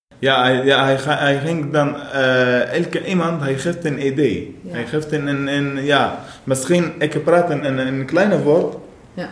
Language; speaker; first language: Dutch; non-native, learner; Arabic